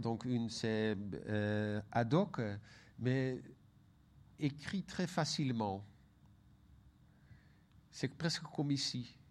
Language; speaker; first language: French; non-native, fluent; Dutch